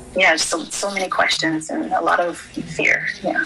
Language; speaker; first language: English; early bilingual, other home language; Haitian Creole